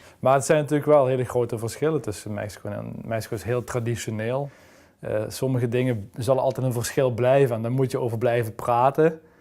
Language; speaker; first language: Dutch; native; Dutch